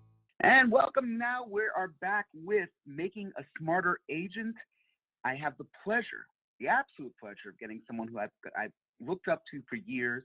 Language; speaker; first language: English; native; English